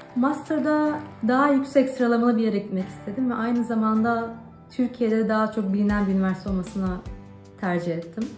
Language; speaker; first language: Turkish; native; Turkish